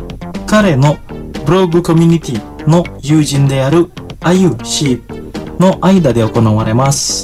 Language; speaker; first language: Japanese; non-native, fluent; Indonesian